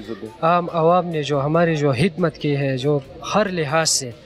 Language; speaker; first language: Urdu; non-native, local second language; Pashto